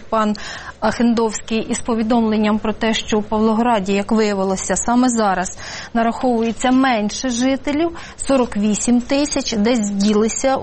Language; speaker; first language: Ukrainian; native; Ukrainian